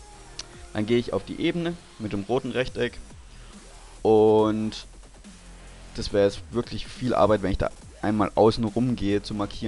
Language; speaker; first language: German; native; German